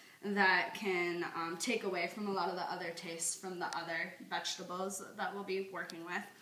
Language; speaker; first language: English; native; English